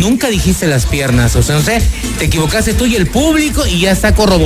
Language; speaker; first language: Spanish; native; Spanish